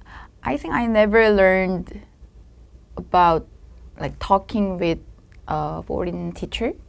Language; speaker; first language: English; non-native, learner; Korean